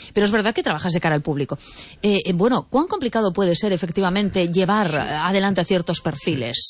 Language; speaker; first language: Spanish; native; Spanish